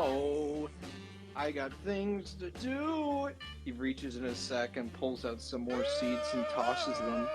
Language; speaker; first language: English; native; English